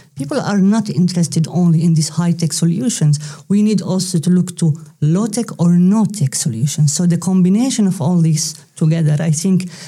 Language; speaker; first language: English; non-native, fluent; Arabic